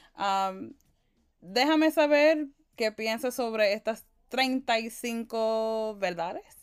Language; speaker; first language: Spanish; early bilingual, heritage; Spanish